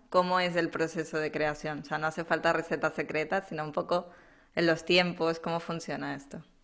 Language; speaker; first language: Spanish; native; Spanish